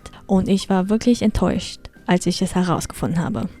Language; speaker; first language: German; early bilingual, heritage; German